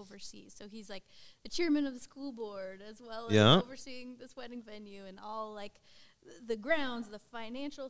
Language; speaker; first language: English; native; English